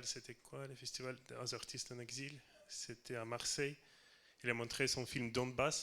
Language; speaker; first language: French; non-native, learner; Russian